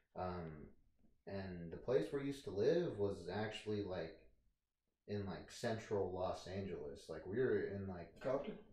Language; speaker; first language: English; native; English